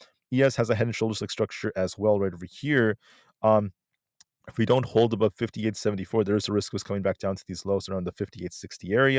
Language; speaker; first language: English; native; English